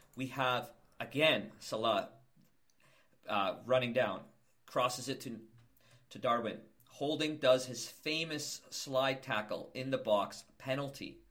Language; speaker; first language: English; native; English